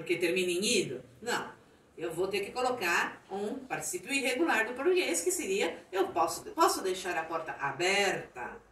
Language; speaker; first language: Spanish; non-native, fluent; Portuguese